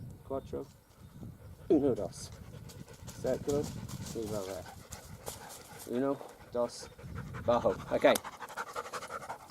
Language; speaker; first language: Spanish; non-native, learner; English